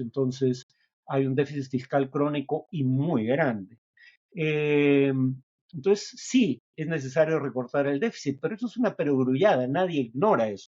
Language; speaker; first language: Spanish; native; Spanish